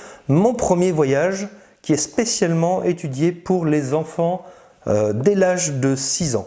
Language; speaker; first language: French; native; French